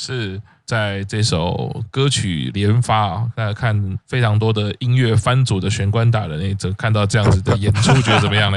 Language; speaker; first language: Chinese; native; Chinese